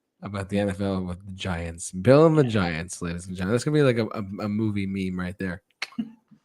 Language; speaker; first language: English; native; English